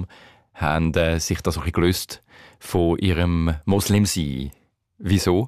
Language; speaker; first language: German; native; German